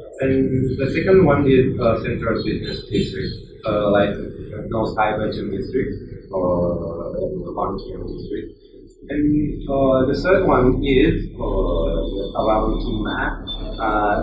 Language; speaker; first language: English; non-native, learner; Japanese